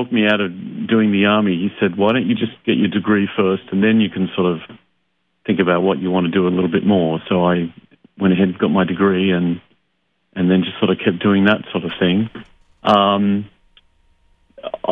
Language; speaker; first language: English; native; English